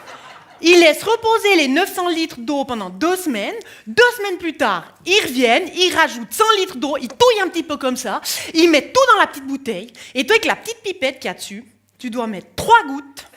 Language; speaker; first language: French; native; French